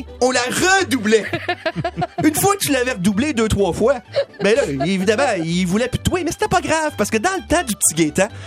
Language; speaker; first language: French; native; French